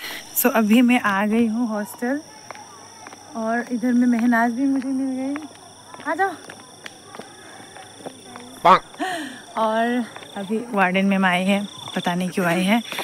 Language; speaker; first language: Hindi; non-native, local second language; Assamese